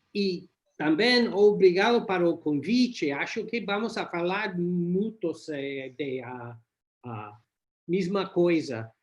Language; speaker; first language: Portuguese; non-native, learner; English